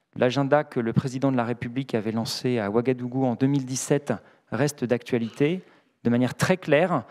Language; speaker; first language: French; native; French